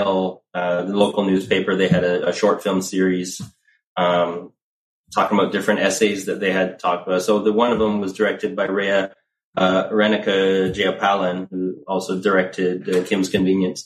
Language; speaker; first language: English; native; English